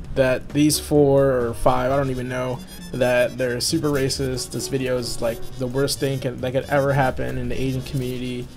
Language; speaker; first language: English; native; English